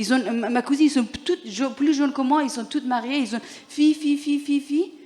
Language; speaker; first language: French; non-native, learner; Persian